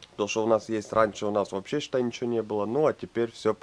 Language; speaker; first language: Russian; non-native, local second language; Ukrainian